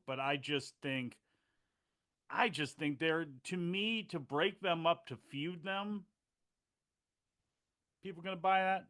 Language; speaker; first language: English; native; English